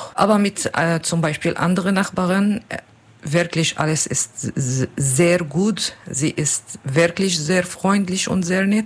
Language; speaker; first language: German; non-native, learner; Turkish